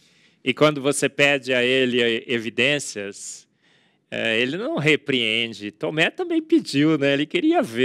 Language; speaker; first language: Portuguese; native; Portuguese